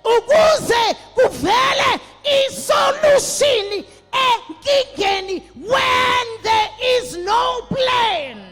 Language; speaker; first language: Zulu; native; Zulu